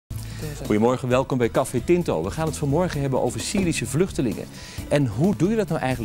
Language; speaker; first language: Dutch; native; Dutch